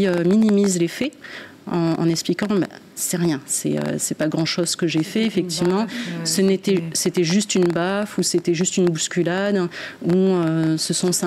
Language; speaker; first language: French; native; French